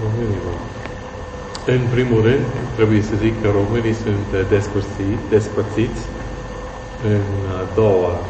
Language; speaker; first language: Romanian; non-native, fluent; English